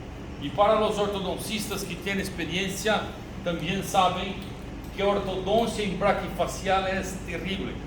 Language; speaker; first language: Spanish; non-native, learner; Portuguese